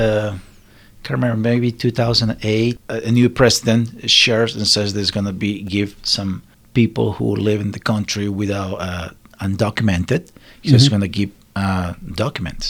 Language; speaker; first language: English; non-native, learner; Spanish